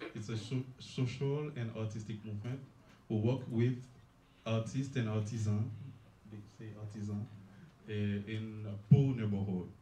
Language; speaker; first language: English; non-native, learner; Haitian Creole